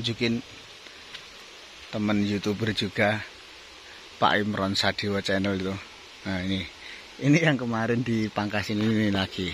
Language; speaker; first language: Indonesian; non-native, local second language; Javanese